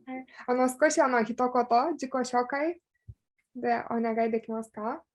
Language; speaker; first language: Japanese; non-native, fluent; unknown